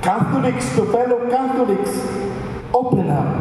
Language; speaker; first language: English; non-native, local second language; Filipino